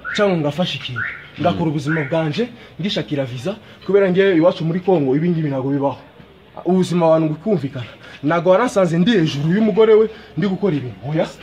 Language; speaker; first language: Kinyarwanda; non-native, fluent; Swahili